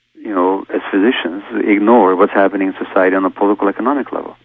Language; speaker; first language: English; early bilingual, other home language; Hungarian